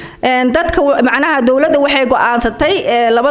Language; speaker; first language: German; non-native, local second language; Somali